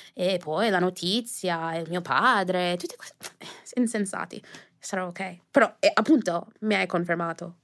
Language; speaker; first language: Italian; non-native, fluent; English